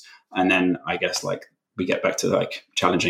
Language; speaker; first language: English; native; English